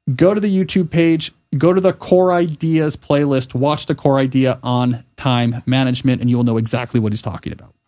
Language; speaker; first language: English; native; English